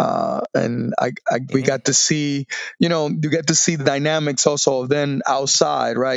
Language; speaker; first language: English; non-native, fluent; Spanish